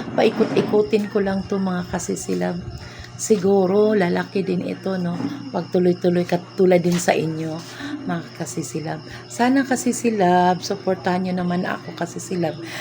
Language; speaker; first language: Filipino; non-native, local second language; Cebuano